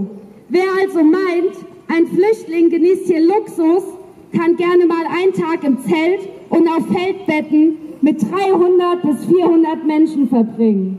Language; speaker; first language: German; native; German